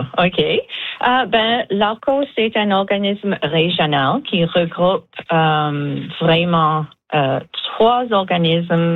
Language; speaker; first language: French; native; French